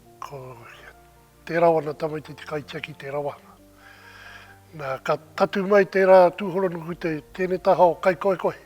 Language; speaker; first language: Māori; native; Māori